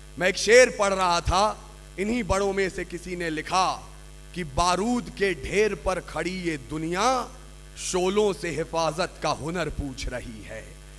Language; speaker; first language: Hindi; native; Hindi